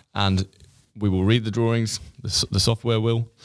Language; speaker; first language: English; native; English